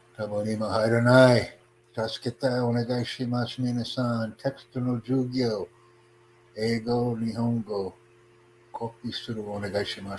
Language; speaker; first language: Japanese; non-native, learner; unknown